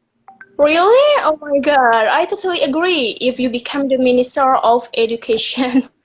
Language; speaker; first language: English; non-native, learner; Indonesian